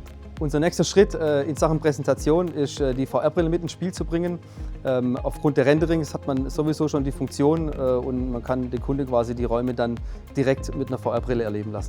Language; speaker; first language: German; native; German